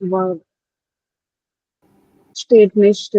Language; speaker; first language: German; non-native, learner; Hindi